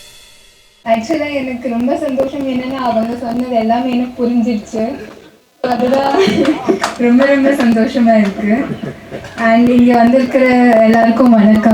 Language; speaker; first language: Tamil; non-native, learner; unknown